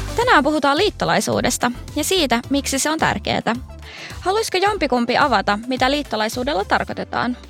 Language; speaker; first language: Finnish; native; Finnish